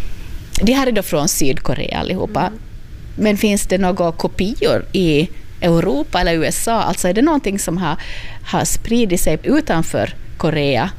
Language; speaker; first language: Swedish; native; Swedish